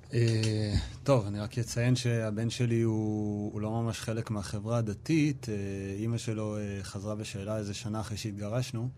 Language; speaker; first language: Hebrew; native; Hebrew